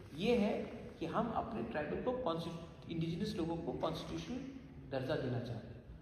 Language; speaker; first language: Hindi; non-native, local second language; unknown